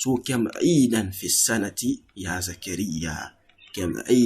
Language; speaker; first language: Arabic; non-native, fluent; English